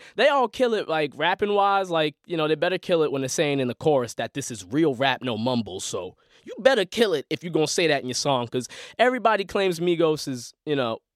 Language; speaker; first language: English; native; English